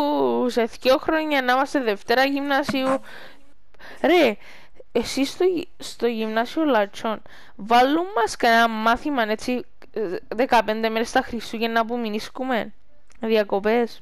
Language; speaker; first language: Greek; native; Greek